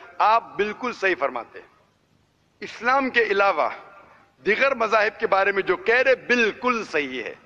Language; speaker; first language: Hindi; non-native, local second language; Konkani